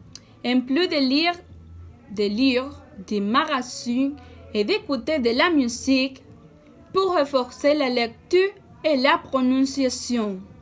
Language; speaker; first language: French; non-native, learner; Spanish